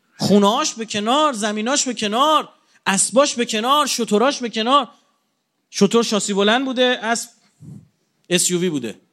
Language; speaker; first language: Persian; native; Persian